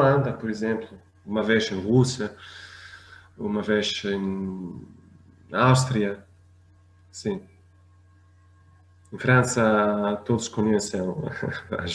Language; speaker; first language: Portuguese; non-native, fluent; Arabic